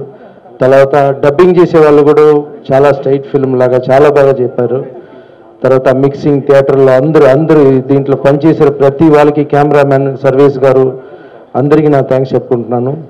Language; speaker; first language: Telugu; non-native, local second language; Tamil